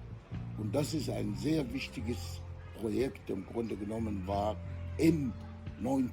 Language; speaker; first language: German; non-native, fluent; Arabic